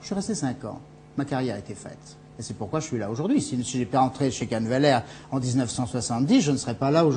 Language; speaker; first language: French; native; French